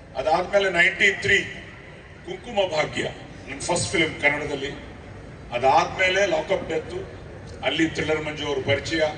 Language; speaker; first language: Kannada; non-native, local second language; Telugu